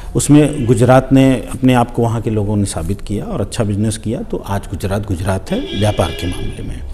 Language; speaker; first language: Hindi; native; Hindi